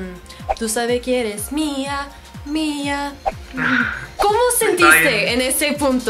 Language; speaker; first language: Spanish; non-native, learner; English